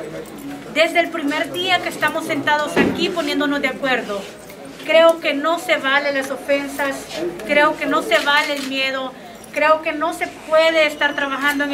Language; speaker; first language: Spanish; native; Spanish